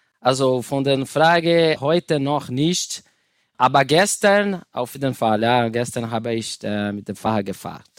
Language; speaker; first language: German; non-native, learner; Portuguese